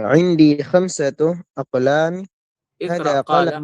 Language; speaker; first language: Arabic; non-native, learner; Filipino